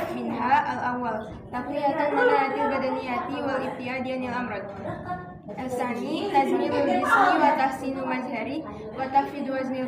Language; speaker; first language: Arabic; non-native, learner; Indonesian